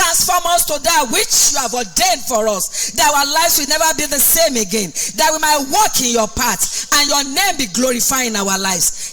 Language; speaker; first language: English; non-native, local second language; Yoruba